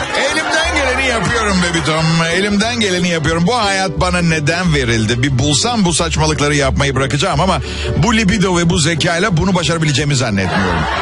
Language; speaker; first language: Turkish; native; Turkish